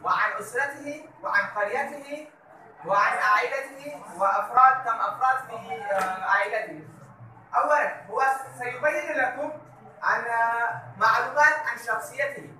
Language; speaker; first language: Arabic; non-native, fluent; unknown